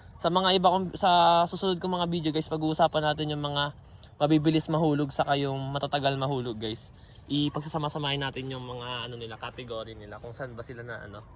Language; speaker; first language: Filipino; native; Filipino